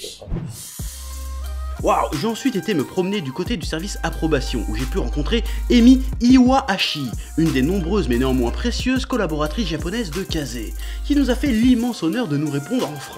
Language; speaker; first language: French; native; French